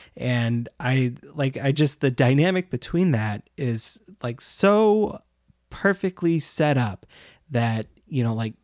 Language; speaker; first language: English; native; English